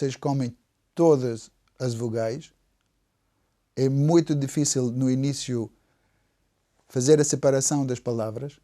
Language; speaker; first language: Portuguese; non-native, fluent; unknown